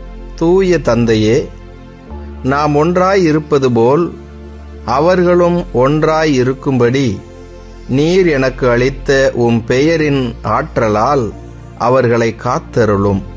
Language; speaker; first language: Tamil; native; Tamil